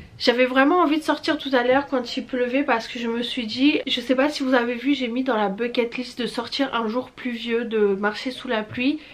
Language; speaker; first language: French; early bilingual, other home language; Portuguese